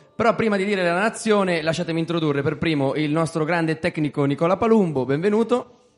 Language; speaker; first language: Italian; native; Italian